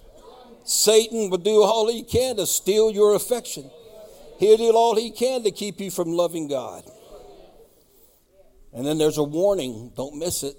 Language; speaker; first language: English; native; English